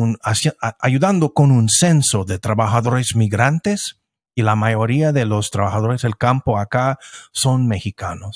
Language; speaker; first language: Spanish; non-native, fluent; English